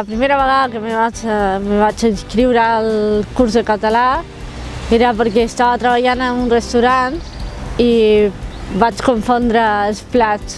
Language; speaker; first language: Catalan; non-native, fluent; Spanish